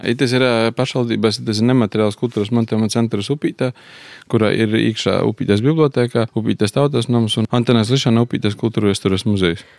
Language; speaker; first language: Latvian; native; Latvian